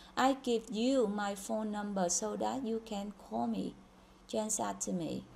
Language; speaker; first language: English; non-native, fluent; Vietnamese